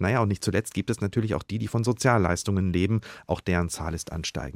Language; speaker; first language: German; native; German